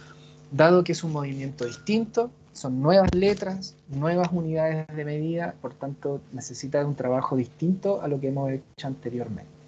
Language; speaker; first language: Spanish; native; Spanish